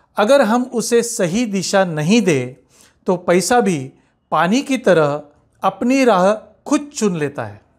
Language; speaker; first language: Hindi; non-native, local second language; Marathi